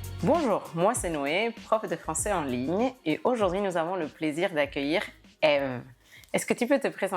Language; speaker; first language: French; non-native, fluent; Spanish